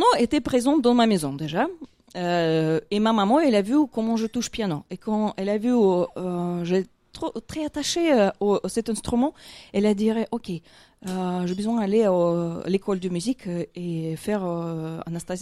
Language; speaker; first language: French; non-native, fluent; Ukrainian